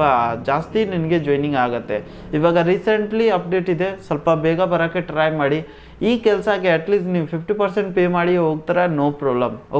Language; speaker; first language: Kannada; non-native, local second language; Hindi